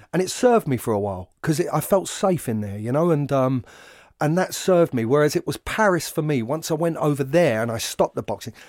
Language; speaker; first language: English; native; English